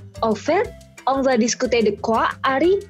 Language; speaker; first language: French; non-native, learner; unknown